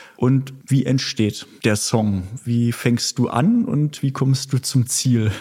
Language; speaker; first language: German; native; German